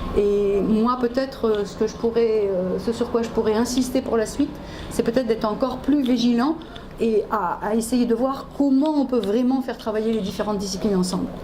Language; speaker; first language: French; native; French